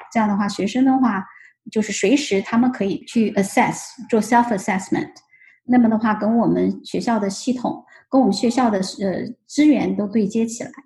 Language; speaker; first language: Chinese; native; Chinese